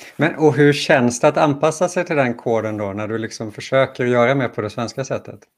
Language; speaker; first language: Swedish; native; Swedish